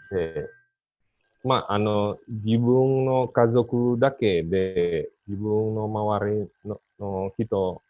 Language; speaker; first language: Japanese; non-native, fluent; Indonesian